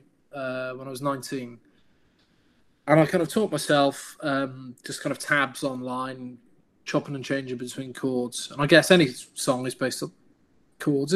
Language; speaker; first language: English; native; English